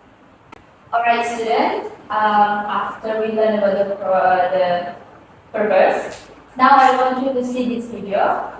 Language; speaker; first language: English; non-native, fluent; Indonesian